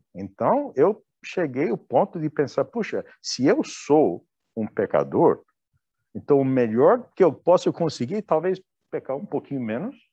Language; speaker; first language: Portuguese; non-native, fluent; English